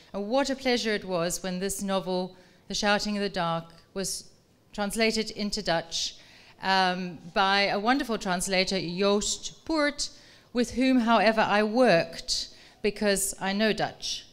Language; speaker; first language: English; non-native, local second language; Dutch